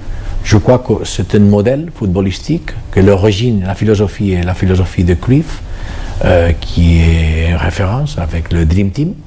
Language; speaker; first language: French; non-native, fluent; Catalan